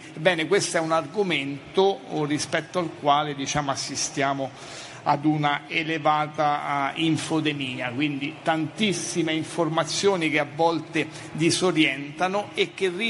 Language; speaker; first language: Italian; native; Italian